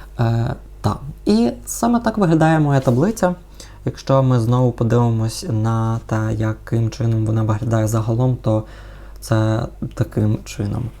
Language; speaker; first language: Ukrainian; non-native, local second language; Russian